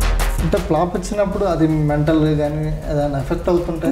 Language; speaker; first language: Telugu; native; Telugu